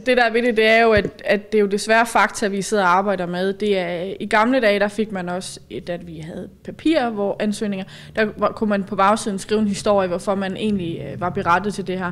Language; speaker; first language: Danish; native; Danish